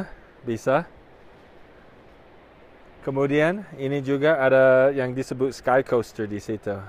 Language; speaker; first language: Indonesian; non-native, fluent; English